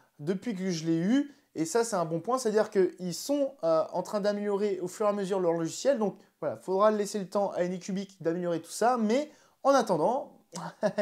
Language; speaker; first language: French; native; French